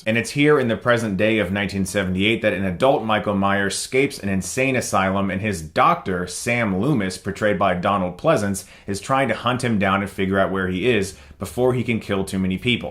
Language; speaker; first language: English; native; English